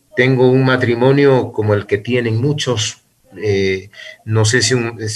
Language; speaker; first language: Spanish; native; Spanish